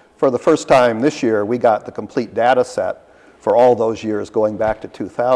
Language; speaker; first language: English; native; English